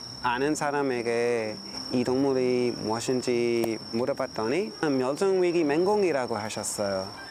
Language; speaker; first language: Korean; non-native, fluent; English